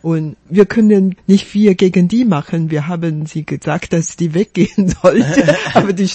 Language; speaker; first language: German; non-native, fluent; Chinese